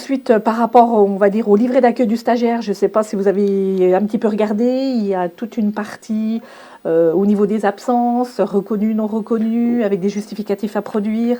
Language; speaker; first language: French; native; French